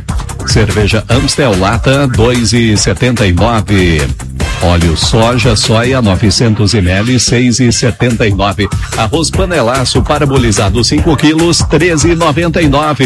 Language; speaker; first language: Portuguese; native; Portuguese